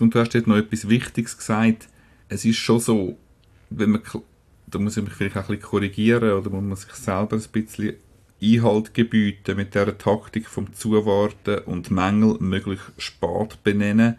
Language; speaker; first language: German; native; German